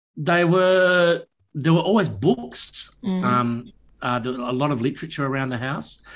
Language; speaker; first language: English; native; English